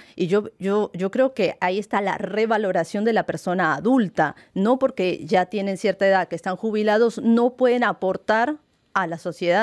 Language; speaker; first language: Spanish; non-native, fluent; French